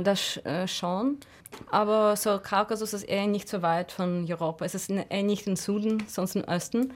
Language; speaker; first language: German; non-native, fluent; Russian